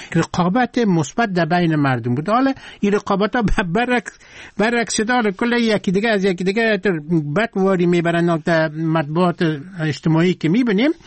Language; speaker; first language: Persian; non-native, local second language; Turkmen